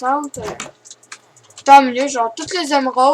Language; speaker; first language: French; native; French